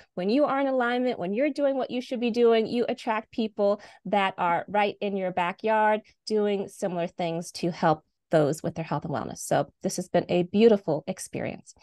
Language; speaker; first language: English; native; English